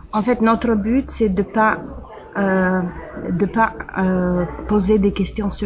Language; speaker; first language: French; non-native, fluent; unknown